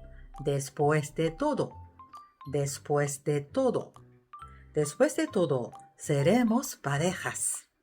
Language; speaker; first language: Spanish; non-native, fluent; Japanese